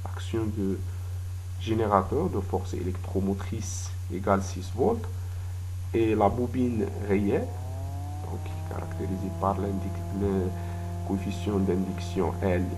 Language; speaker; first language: French; non-native, local second language; Arabic